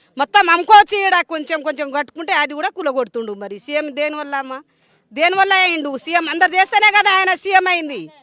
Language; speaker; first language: Telugu; native; Telugu